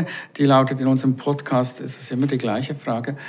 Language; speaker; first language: German; native; German